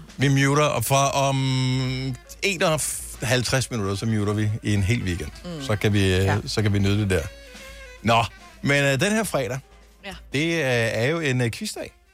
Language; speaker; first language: Danish; native; Danish